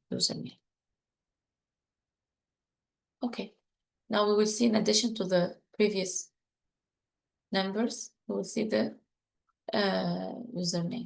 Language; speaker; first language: English; non-native, fluent; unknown